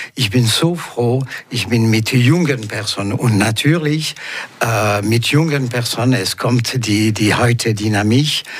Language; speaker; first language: German; non-native, local second language; French